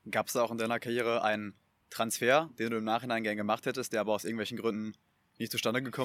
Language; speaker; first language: German; native; German